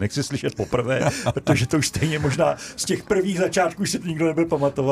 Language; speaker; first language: Czech; native; Czech